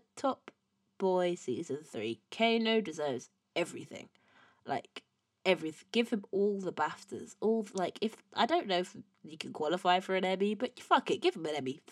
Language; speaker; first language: English; native; English